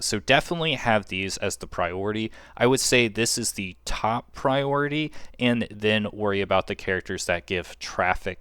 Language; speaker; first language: English; native; English